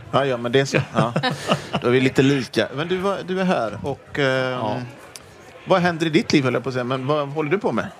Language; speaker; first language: Swedish; native; Swedish